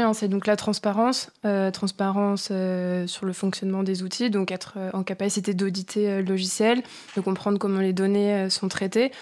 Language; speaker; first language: French; native; French